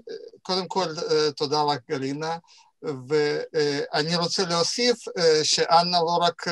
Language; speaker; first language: Hebrew; non-native, fluent; Russian